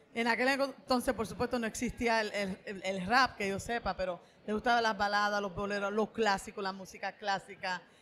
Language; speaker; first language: Spanish; native; Spanish